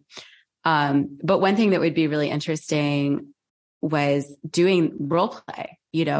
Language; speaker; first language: English; native; English